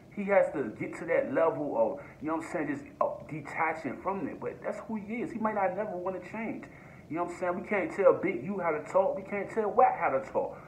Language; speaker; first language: English; native; English